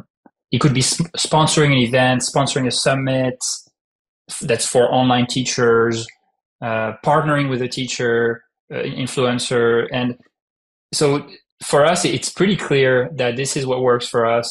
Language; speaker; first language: English; non-native, fluent; French